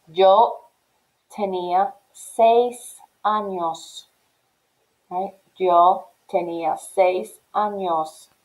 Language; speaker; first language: Spanish; non-native, fluent; English